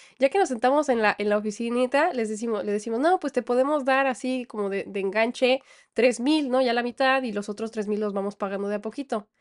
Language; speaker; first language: Spanish; native; Spanish